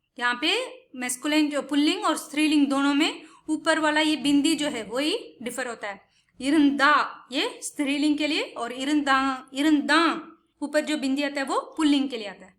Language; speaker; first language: Hindi; non-native, local second language; Tamil